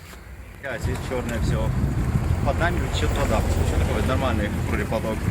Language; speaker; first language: Russian; native; Russian